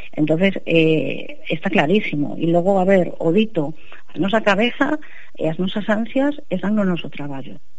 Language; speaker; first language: Galician; non-native, local second language; Spanish